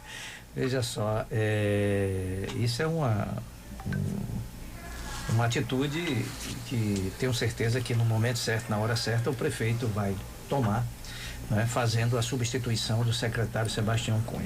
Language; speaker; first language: Portuguese; native; Portuguese